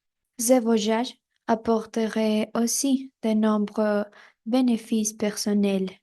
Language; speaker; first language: French; non-native, fluent; Spanish